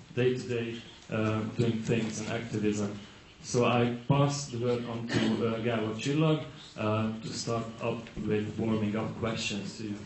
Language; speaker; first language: English; non-native, fluent; Hungarian